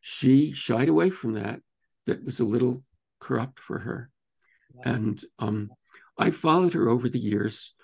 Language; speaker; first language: English; native; English